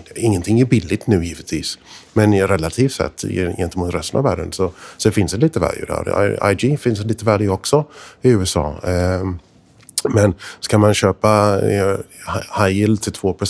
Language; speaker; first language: Swedish; non-native, fluent; English